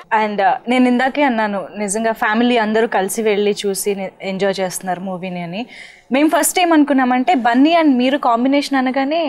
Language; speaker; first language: Telugu; native; Telugu